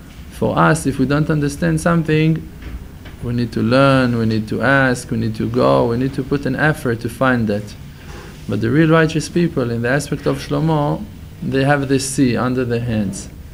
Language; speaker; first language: English; non-native, fluent; Hebrew